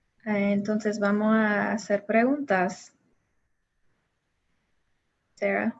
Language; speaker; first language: Spanish; non-native, learner; English